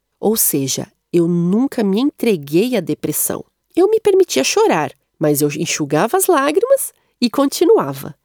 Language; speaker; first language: Portuguese; native; Portuguese